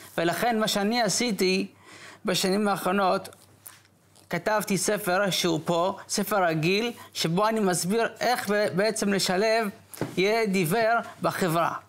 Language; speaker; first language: Hebrew; early bilingual, other home language; English